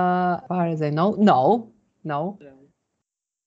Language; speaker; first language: English; non-native, fluent; Serbian